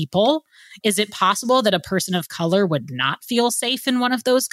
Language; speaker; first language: English; native; English